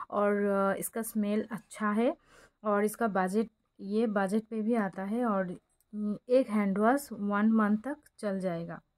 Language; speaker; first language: Hindi; non-native, local second language; Bangla